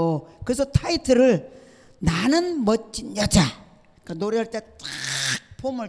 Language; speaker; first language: Korean; native; Korean